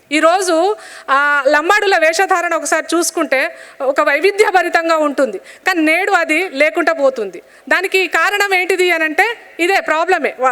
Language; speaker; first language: Telugu; non-native, local second language; Lambadi